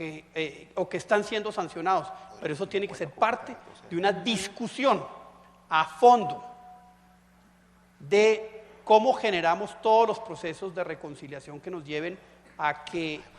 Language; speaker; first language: Spanish; native; Spanish